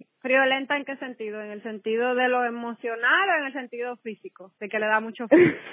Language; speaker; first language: Spanish; native; Spanish